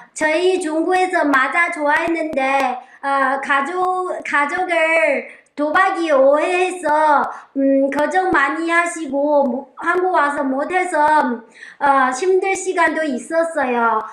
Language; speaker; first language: Korean; non-native, learner; Chinese